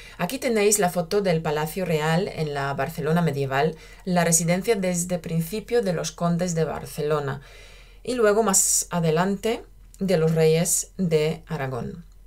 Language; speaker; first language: Spanish; native; Spanish